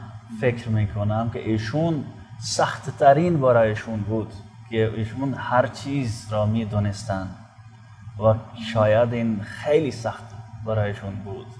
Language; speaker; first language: Persian; non-native, fluent; Urdu